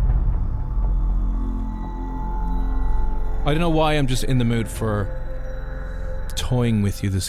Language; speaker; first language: English; native; English